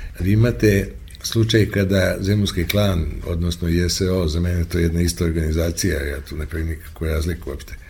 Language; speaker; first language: Serbian; native; Serbian